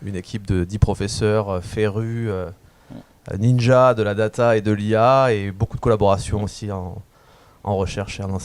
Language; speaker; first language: French; native; French